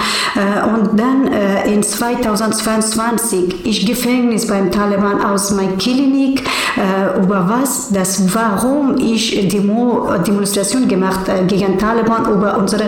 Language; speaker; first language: German; non-native, learner; Persian